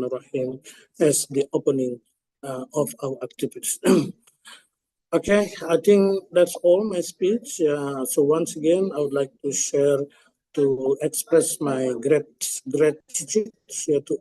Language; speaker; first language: English; non-native, fluent; Indonesian